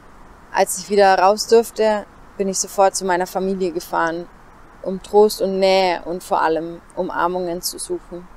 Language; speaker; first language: German; native; German